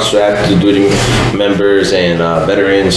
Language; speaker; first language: English; native; English